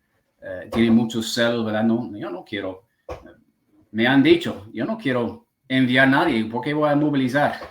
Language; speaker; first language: Spanish; non-native, fluent; English